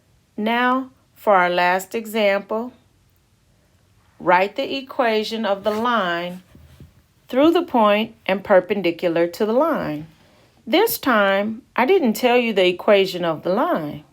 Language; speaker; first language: English; native; English